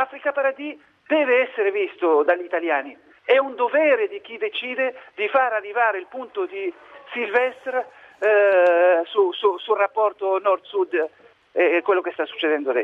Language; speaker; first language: Italian; non-native, fluent; Arabic